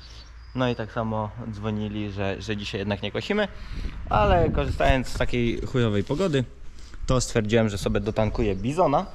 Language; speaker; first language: Polish; native; Polish